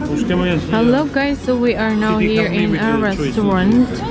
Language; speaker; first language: English; non-native, local second language; Filipino